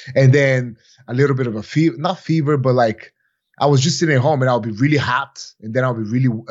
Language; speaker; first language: English; non-native, fluent; Bulgarian